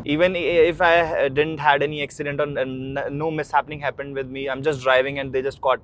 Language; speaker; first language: English; non-native, local second language; Hindi